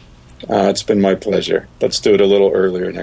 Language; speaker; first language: English; native; English